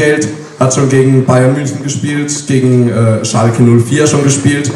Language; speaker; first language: German; native; German